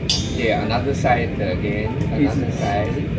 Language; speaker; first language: English; non-native, learner; Japanese